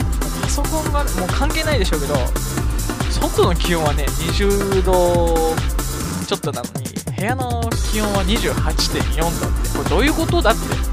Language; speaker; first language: Japanese; native; Japanese